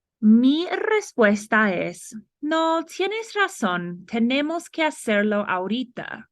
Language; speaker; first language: Spanish; non-native, fluent; English